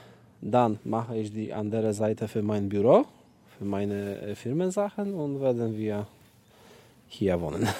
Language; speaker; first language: German; non-native, learner; Polish